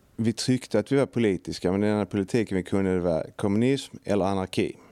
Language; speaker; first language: Swedish; native; Swedish